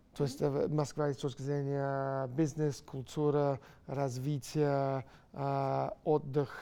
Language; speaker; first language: Russian; non-native, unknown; English